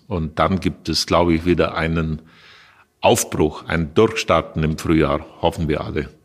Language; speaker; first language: German; native; German